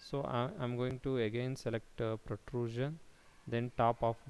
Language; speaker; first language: English; non-native, local second language; Kannada